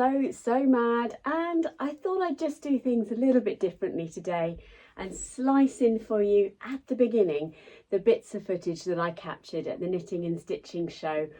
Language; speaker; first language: English; native; English